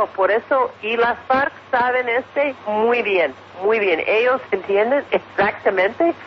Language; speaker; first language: Spanish; non-native, fluent; English